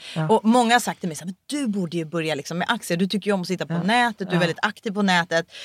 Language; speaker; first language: Swedish; native; Swedish